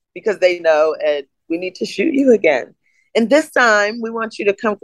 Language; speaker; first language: English; native; English